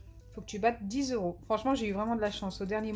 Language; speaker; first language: French; native; French